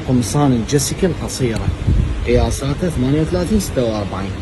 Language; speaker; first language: Arabic; native; Arabic